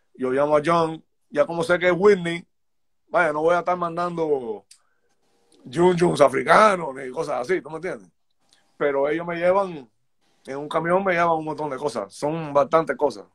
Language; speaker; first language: Spanish; native; Spanish